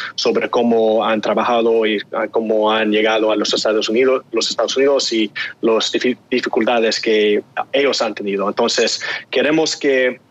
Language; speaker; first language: Spanish; early bilingual, heritage; Spanish